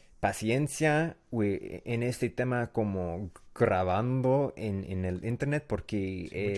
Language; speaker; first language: Spanish; non-native, learner; English